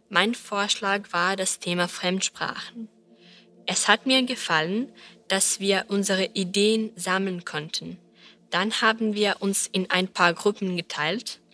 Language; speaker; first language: German; non-native, learner; Serbian